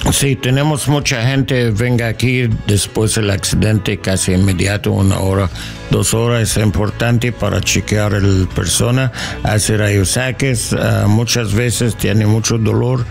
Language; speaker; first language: Spanish; non-native, learner; English